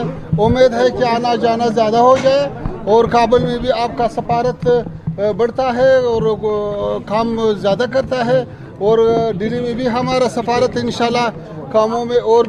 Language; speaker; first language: Hindi; non-native, fluent; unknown